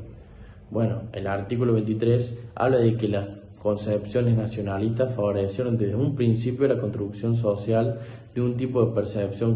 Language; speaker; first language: Spanish; native; Spanish